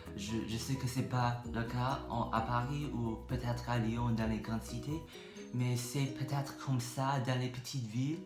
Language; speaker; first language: French; non-native, learner; English